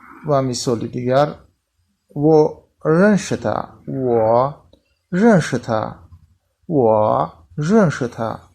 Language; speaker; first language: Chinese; non-native, fluent; Tajik